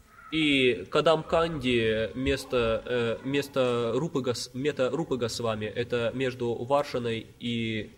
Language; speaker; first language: Russian; native; Russian